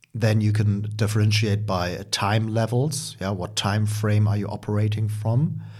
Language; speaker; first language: English; non-native, fluent; German